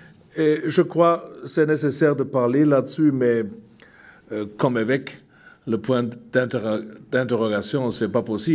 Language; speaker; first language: French; non-native, fluent; German